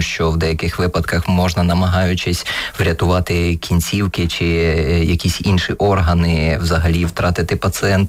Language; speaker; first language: Ukrainian; native; Ukrainian